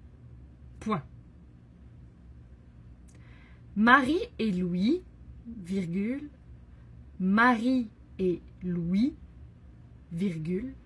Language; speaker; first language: French; native; French